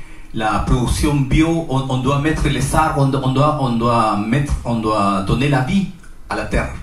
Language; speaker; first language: French; non-native, learner; Spanish